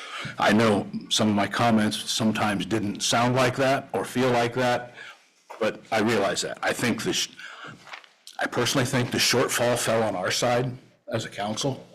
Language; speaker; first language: English; native; English